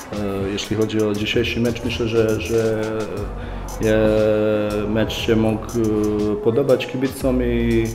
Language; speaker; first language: Polish; non-native, fluent; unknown